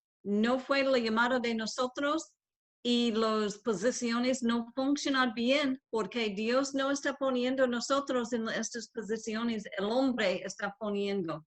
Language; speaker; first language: Spanish; non-native, learner; English